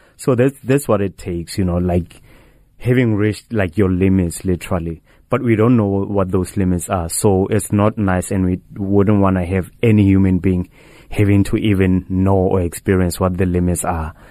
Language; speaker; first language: English; non-native, local second language; Tswana